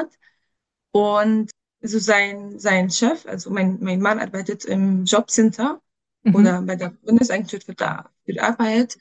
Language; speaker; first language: German; non-native, fluent; Arabic